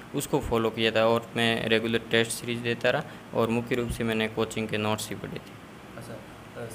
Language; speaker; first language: Hindi; native; Hindi